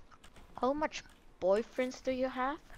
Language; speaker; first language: English; non-native, learner; German